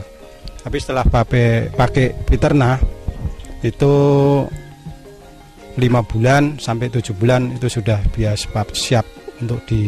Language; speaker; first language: Indonesian; non-native, local second language; Javanese